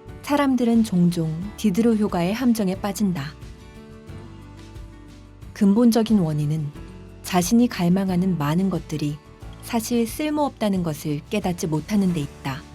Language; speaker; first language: Korean; native; Korean